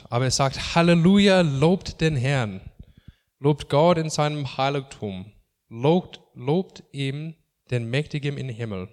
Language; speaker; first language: German; non-native, fluent; English